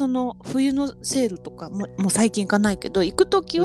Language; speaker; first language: Japanese; native; Japanese